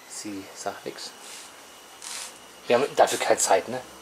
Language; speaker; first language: German; native; German